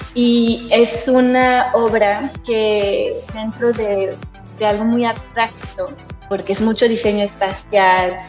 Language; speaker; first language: Spanish; non-native, fluent; French